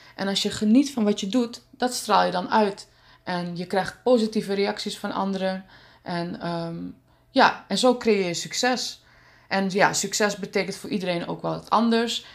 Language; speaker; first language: Dutch; non-native, local second language; Papiamento